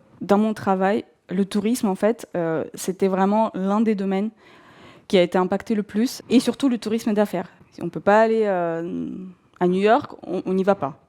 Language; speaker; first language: French; non-native, fluent; Russian